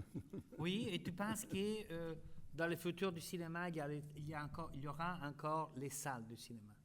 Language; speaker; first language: French; non-native, fluent; Italian